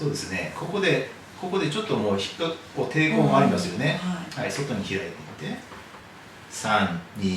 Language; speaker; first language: Japanese; native; Japanese